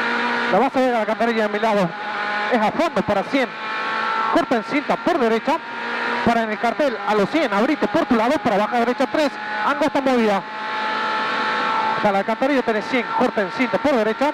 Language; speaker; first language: Spanish; native; Spanish